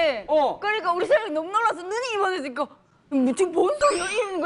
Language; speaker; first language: Korean; native; Korean